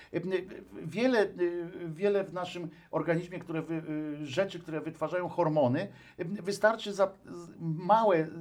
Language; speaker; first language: Polish; native; Polish